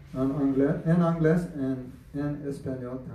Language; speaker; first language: Spanish; non-native, learner; English